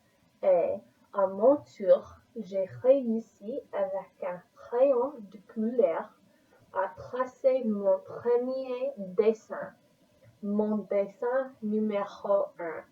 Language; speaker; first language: French; non-native, learner; English